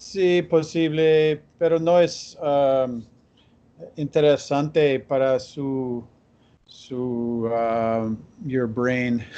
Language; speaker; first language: Spanish; non-native, learner; English